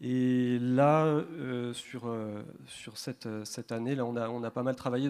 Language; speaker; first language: French; native; French